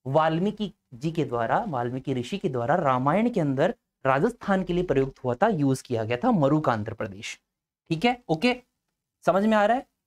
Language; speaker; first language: Hindi; native; Hindi